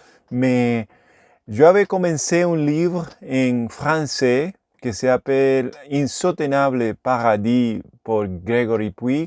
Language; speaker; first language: French; non-native, learner; Spanish